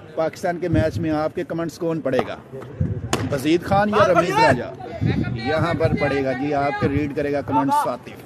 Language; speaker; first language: Urdu; non-native, local second language; Punjabi